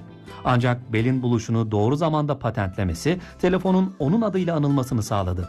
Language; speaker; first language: Turkish; native; Turkish